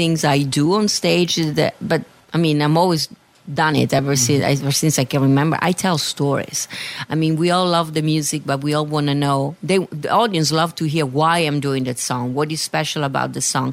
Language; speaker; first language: English; non-native, fluent; Italian